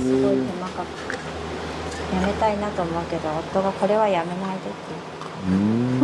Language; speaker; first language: Japanese; native; Japanese